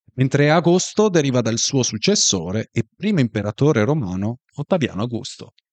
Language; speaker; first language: Italian; native; Italian